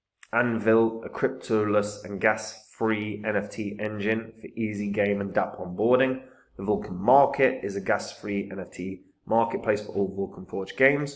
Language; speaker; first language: English; native; English